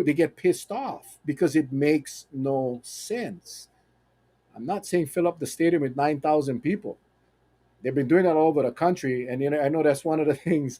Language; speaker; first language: English; native; English